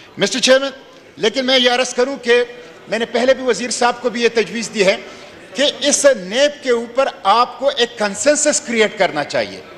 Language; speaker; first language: Urdu; non-native, local second language; Pashto